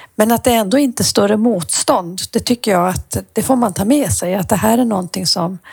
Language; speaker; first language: Swedish; native; Swedish